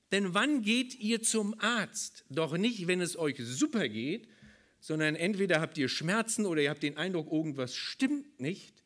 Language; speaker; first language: German; native; German